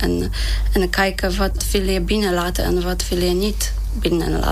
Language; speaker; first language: Dutch; non-native, fluent; Polish